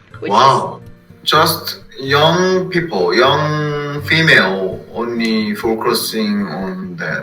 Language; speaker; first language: English; non-native, fluent; Korean